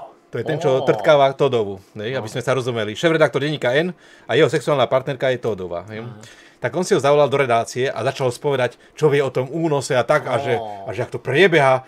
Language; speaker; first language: Slovak; native; Slovak